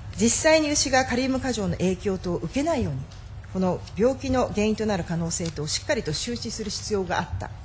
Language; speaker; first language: Japanese; native; Japanese